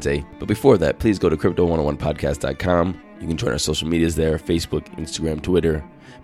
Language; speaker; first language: English; native; English